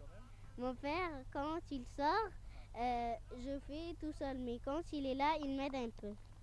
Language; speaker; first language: French; non-native, fluent; Arabic